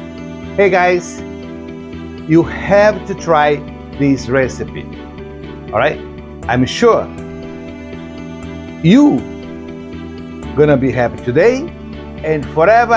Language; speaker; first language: English; non-native, fluent; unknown